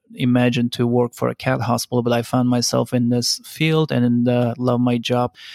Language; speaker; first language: English; non-native, fluent; Turkish